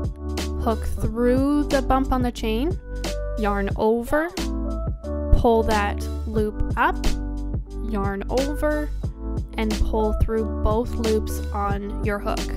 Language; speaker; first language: English; native; English